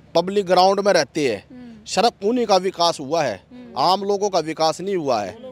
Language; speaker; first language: Hindi; native; Hindi